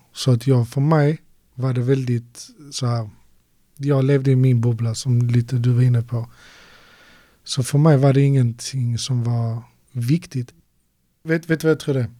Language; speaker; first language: Swedish; native; Swedish